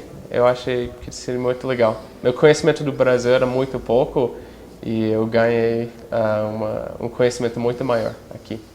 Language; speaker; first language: Portuguese; non-native, fluent; English